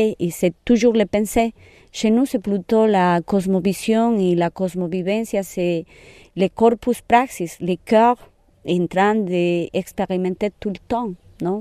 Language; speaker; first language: French; non-native, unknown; Spanish